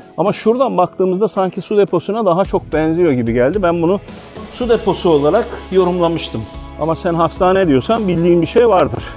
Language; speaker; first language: Turkish; native; Turkish